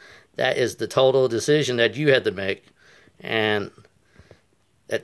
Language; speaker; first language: English; native; English